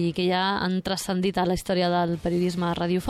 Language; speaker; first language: Catalan; native; Catalan